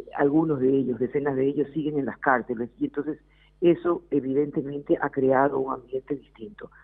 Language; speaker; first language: Spanish; native; Spanish